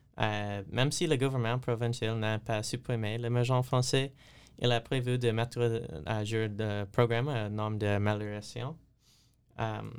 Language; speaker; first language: French; non-native, learner; English